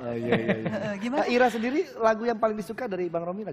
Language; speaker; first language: Indonesian; native; Indonesian